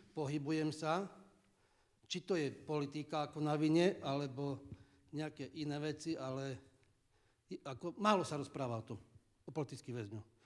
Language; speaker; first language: Slovak; native; Slovak